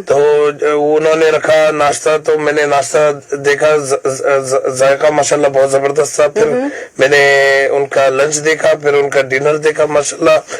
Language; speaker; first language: Urdu; non-native, fluent; Arabic